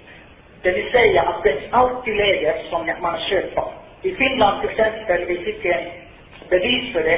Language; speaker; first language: Swedish; non-native, fluent; Finnish